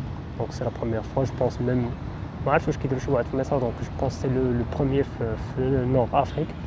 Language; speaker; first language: French; non-native, local second language; Arabic